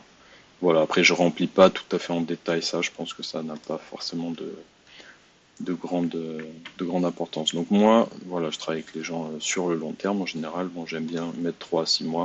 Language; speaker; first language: French; native; French